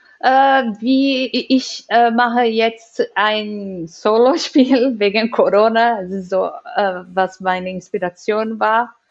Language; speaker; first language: German; non-native, learner; Portuguese